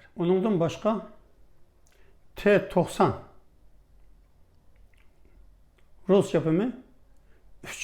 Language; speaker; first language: Turkish; non-native, fluent; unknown